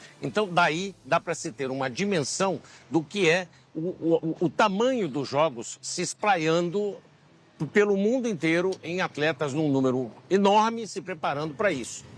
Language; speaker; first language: Portuguese; native; Portuguese